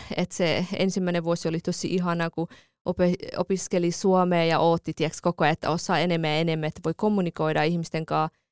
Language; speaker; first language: Finnish; early bilingual, other home language; Kurdish